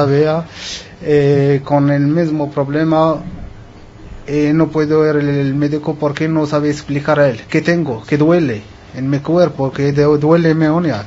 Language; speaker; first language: Spanish; non-native, learner; Arabic